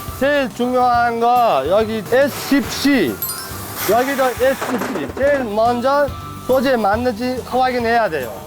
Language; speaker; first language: Korean; non-native, learner; Uzbek